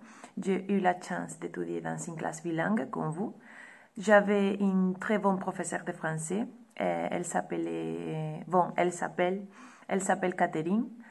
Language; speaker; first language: French; non-native, fluent; Spanish